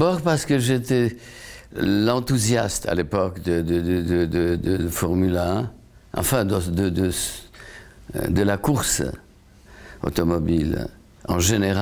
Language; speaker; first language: French; non-native, fluent; Polish